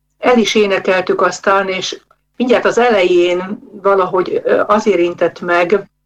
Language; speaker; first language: Hungarian; native; Hungarian